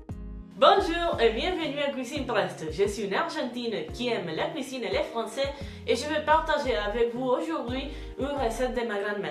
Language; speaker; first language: French; non-native, learner; Spanish